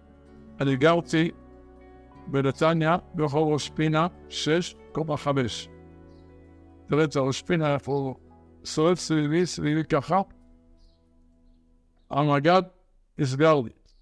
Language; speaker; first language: Hebrew; early bilingual, other home language; Arabic